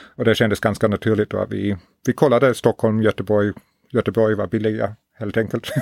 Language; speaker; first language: Swedish; non-native, fluent; English